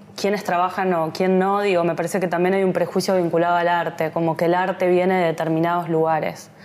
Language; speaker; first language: Spanish; native; Spanish